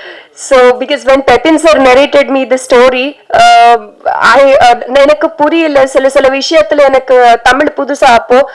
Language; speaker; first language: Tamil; non-native, learner; Telugu